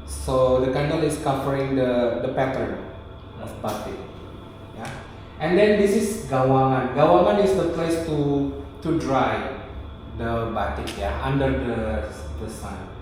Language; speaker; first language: English; non-native, local second language; Indonesian